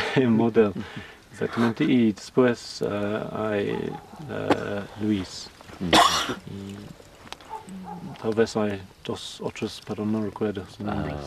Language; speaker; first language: Spanish; non-native, learner; English